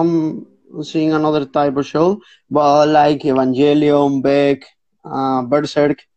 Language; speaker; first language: English; non-native, fluent; Spanish